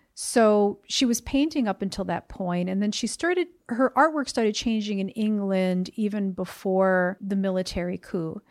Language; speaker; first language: English; early bilingual, other home language; Spanish